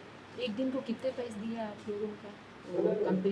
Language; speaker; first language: Hindi; non-native, local second language; Telugu